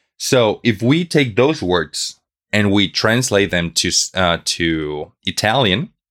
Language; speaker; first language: English; non-native, fluent; Spanish